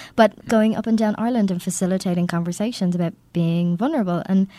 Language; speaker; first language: English; native; English